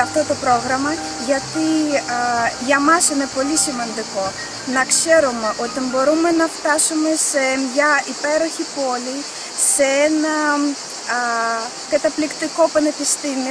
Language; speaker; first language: Greek; non-native, learner; Ukrainian